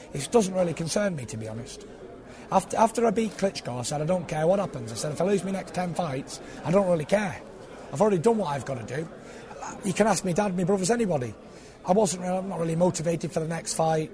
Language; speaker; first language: English; native; English